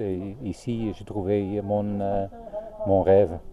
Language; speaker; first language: French; non-native, learner; Dutch